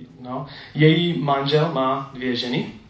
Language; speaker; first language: Czech; non-native, learner; English